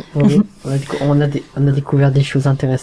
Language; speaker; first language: French; native; French